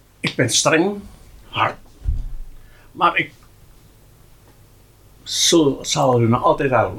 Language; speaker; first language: Dutch; non-native, local second language; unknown